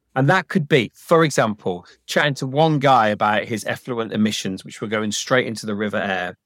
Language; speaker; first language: English; native; English